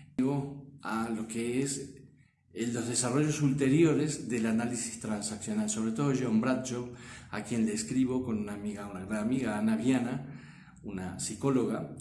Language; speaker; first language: Spanish; native; Spanish